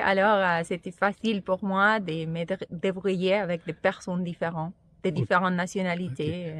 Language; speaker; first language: French; non-native, fluent; Spanish